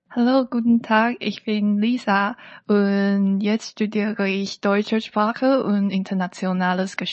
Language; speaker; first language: German; non-native, learner; Chinese